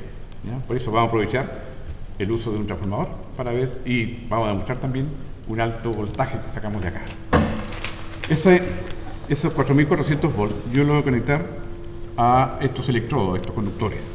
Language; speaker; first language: Spanish; native; Spanish